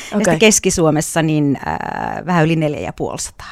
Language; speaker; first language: Finnish; non-native, local second language; Swedish